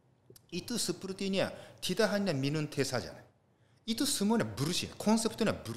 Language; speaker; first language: Indonesian; non-native, learner; Japanese